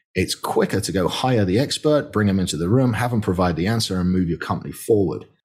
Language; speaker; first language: English; native; English